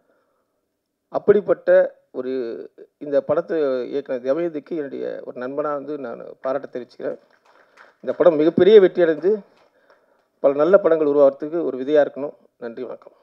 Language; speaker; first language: Tamil; native; Tamil